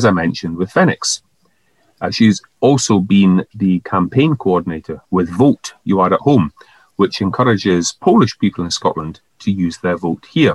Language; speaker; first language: English; native; English